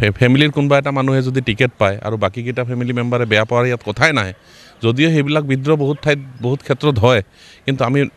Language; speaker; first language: Assamese; non-native, local second language; Bangla